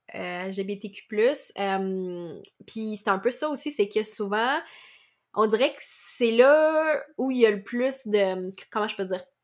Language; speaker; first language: French; native; French